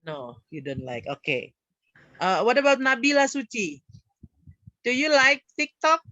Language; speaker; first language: English; non-native, learner; Indonesian